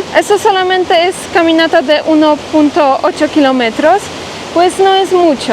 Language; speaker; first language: Spanish; non-native, learner; Polish